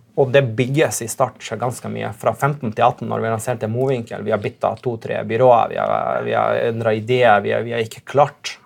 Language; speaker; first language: Norwegian; non-native, fluent; Macedonian